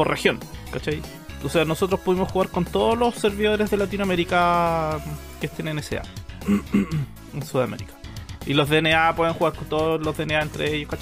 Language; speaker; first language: Spanish; native; Spanish